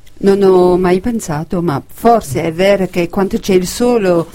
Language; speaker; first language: Italian; early bilingual, heritage; Italian